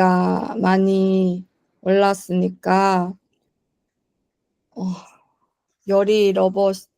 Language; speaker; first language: Korean; non-native, learner; Chinese